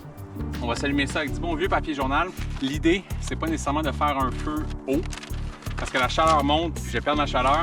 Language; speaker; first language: French; native; French